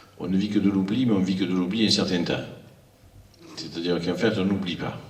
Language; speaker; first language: French; native; French